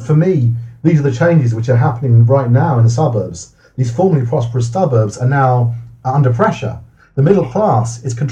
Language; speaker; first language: English; native; English